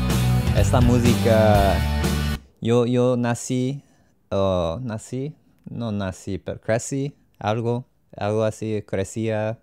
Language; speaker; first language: Spanish; non-native, learner; English